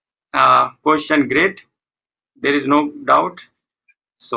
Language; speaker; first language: English; non-native, fluent; Hindi